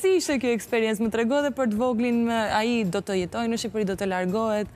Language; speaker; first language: Albanian; native; Albanian